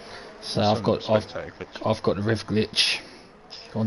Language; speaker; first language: English; native; English